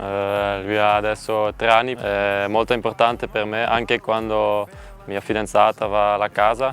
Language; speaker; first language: Italian; non-native, learner; Dutch